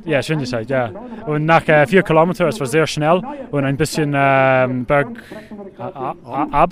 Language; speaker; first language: German; non-native, learner; English